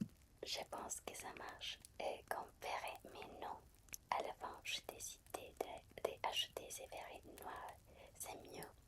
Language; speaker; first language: French; non-native, fluent; Spanish